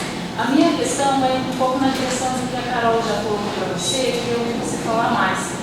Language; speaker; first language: Portuguese; native; Portuguese